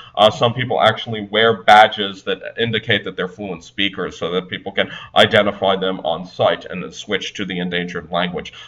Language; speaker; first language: English; native; English